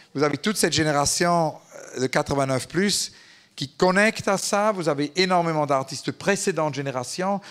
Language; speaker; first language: French; native; French